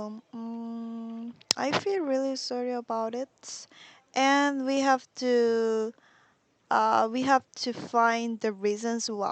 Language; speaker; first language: English; non-native, learner; Korean